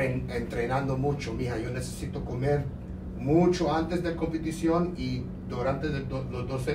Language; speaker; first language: Spanish; non-native, learner; English